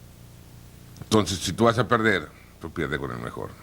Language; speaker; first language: Spanish; native; Spanish